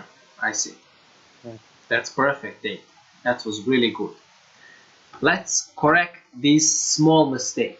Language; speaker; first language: English; non-native, fluent; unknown